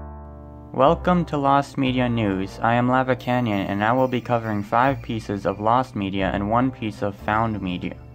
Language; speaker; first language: English; native; English